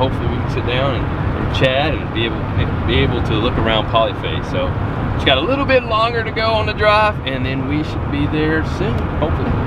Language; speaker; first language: English; native; English